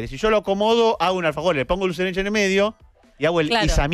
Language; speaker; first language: Spanish; native; Spanish